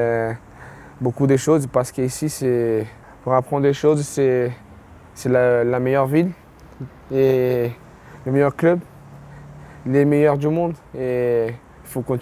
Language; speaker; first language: French; non-native, fluent; Portuguese